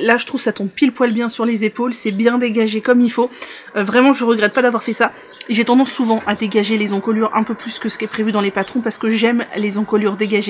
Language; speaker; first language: French; native; French